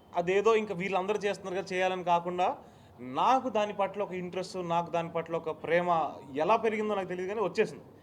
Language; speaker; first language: Telugu; native; Telugu